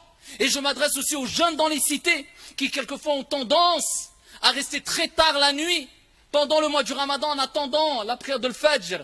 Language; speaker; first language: French; early bilingual, other home language; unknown